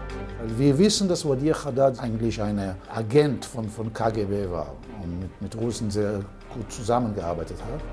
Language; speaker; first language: German; non-native, fluent; Hebrew